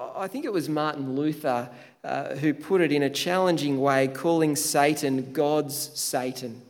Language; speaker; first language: English; native; English